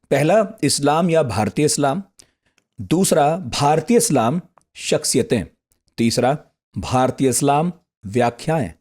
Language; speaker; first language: Hindi; native; Hindi